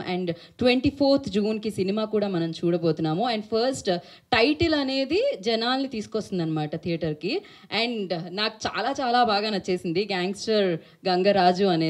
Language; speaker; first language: Telugu; native; Telugu